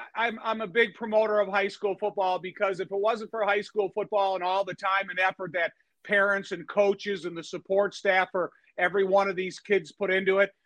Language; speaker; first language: English; native; English